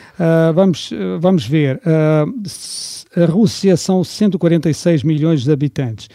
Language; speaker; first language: Portuguese; non-native, fluent; Russian